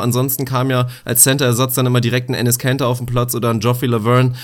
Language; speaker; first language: German; native; German